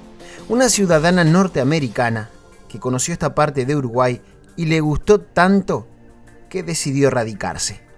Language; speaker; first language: Spanish; native; Spanish